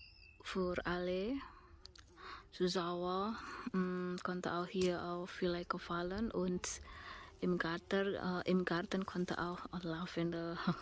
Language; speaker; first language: German; non-native, learner; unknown